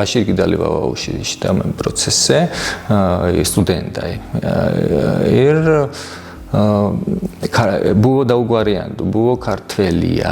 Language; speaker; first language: Lithuanian; non-native, fluent; Georgian